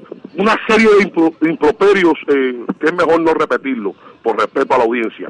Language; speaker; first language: Spanish; native; Spanish